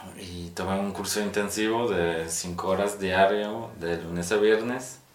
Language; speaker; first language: Spanish; non-native, fluent; Polish